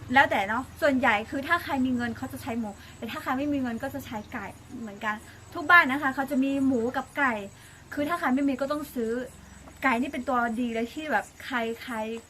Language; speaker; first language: Thai; non-native, local second language; S'gaw Karen